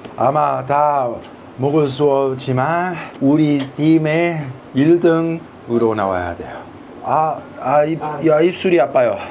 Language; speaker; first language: Korean; non-native, fluent; Italian